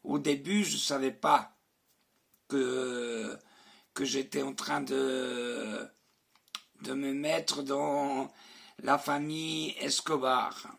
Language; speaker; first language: French; non-native, fluent; Spanish